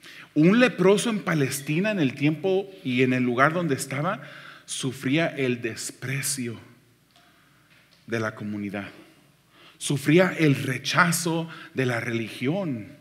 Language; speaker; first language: Spanish; native; Spanish